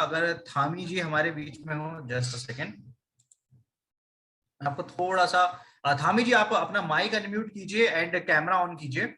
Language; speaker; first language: Hindi; native; Hindi